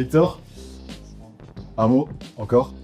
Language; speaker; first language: French; native; French